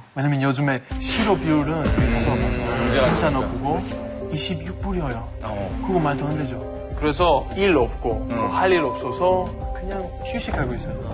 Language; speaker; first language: Korean; non-native, fluent; Greek